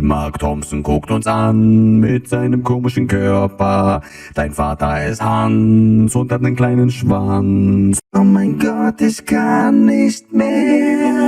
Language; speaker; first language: German; native; German